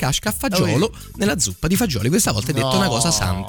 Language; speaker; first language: Italian; native; Italian